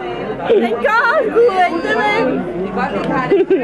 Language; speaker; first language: Danish; native; Danish